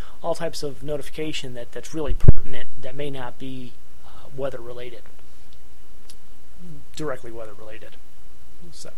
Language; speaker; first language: English; native; English